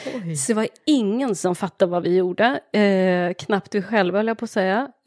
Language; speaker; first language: Swedish; native; Swedish